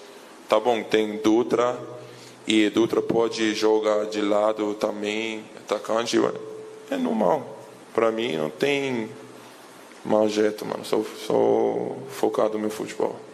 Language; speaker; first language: Portuguese; non-native, learner; English